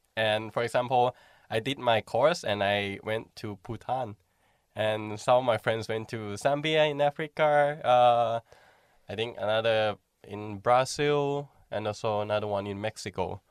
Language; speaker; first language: English; non-native, fluent; Thai